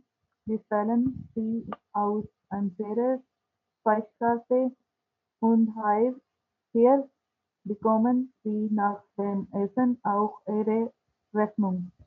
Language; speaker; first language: German; non-native, learner; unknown